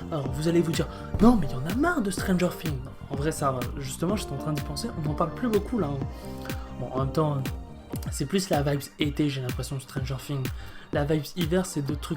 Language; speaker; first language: French; native; French